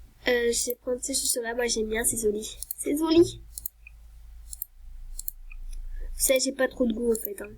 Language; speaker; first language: French; native; French